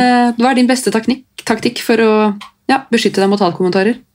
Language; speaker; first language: Norwegian; native; Norwegian